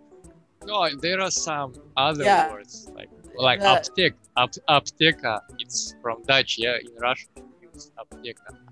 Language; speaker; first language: English; non-native, fluent; Russian